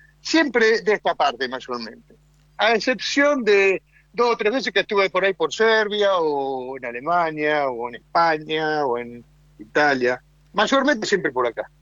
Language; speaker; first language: Spanish; native; Spanish